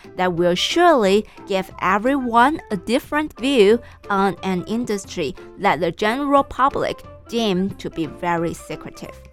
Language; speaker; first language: English; non-native, fluent; Chinese